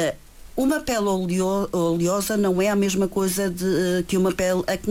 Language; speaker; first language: Portuguese; native; Portuguese